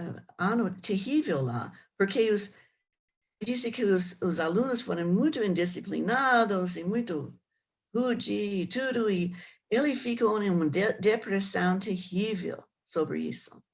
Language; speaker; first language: Portuguese; non-native, learner; English